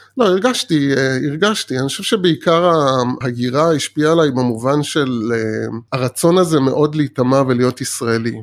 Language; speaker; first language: Hebrew; early bilingual, other home language; Persian